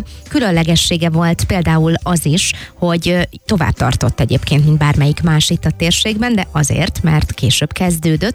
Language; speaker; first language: Hungarian; native; Hungarian